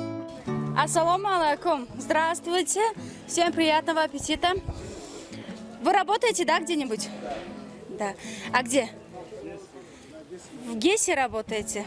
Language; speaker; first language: Russian; non-native, local second language; Tajik